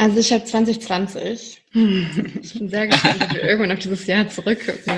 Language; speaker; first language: German; native; German